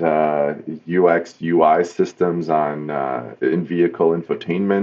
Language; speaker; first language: English; native; English